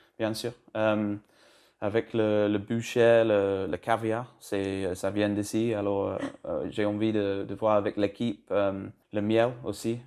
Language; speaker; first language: French; non-native, learner; English